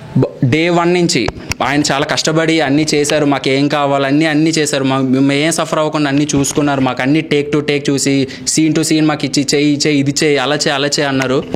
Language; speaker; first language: Telugu; native; Telugu